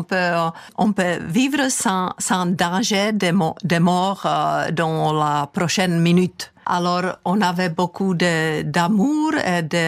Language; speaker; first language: French; non-native, fluent; Czech